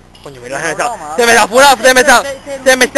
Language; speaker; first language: Spanish; native; Spanish